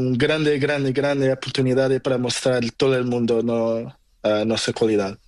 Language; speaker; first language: Spanish; non-native, learner; Portuguese